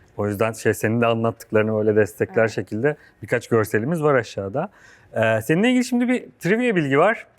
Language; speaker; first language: Turkish; native; Turkish